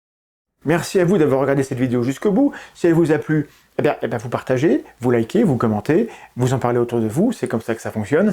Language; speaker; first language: French; native; French